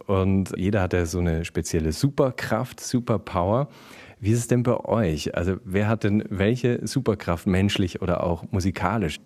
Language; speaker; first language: German; native; German